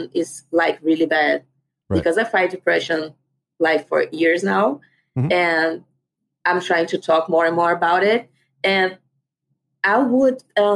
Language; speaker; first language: English; non-native, fluent; Portuguese